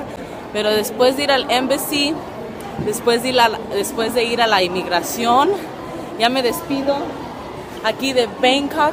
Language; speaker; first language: Spanish; early bilingual, other home language; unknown